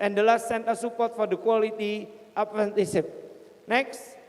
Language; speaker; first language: English; non-native, fluent; Indonesian